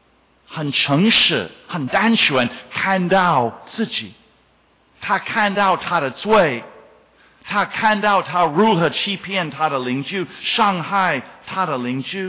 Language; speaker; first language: Chinese; non-native, fluent; English